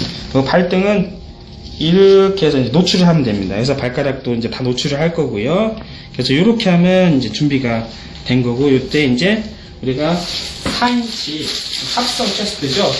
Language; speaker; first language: Korean; native; Korean